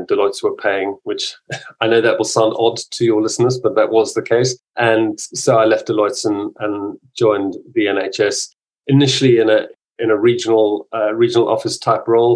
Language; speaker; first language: English; native; English